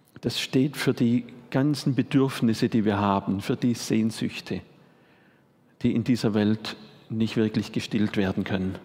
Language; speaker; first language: German; native; German